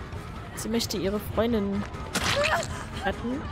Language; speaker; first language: German; native; German